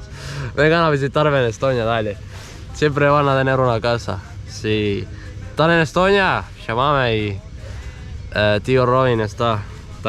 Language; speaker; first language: Spanish; non-native, fluent; Estonian